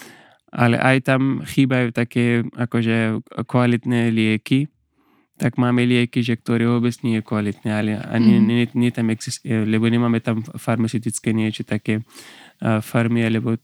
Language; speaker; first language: Slovak; non-native, learner; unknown